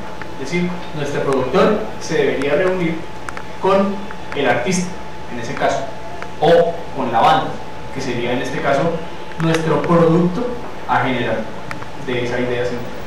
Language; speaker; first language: Spanish; native; Spanish